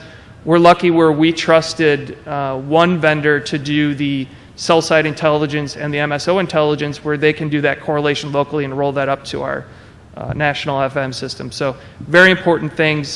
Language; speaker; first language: English; native; English